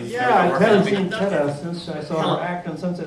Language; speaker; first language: English; native; English